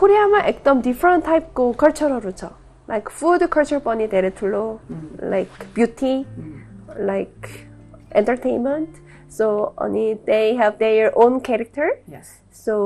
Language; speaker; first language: Nepali; non-native, learner; Korean